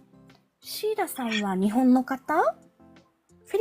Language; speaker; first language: Japanese; non-native, fluent; Filipino